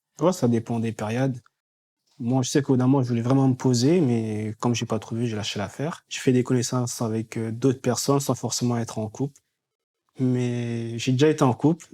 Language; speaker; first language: French; native; French